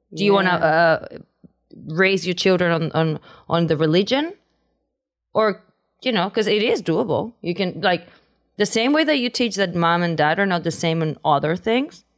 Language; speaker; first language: English; non-native, fluent; Spanish